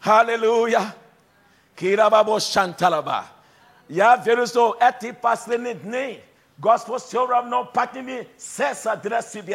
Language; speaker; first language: Russian; non-native, fluent; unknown